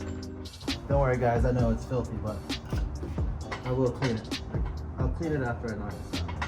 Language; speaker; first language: English; native; English